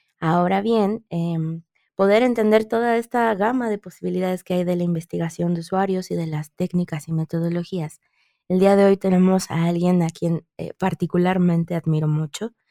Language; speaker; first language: Spanish; native; Spanish